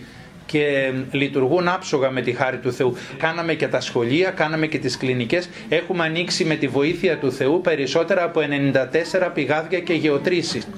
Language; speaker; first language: Greek; native; Greek